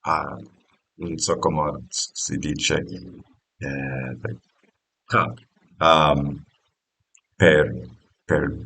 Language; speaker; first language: Italian; non-native, learner; English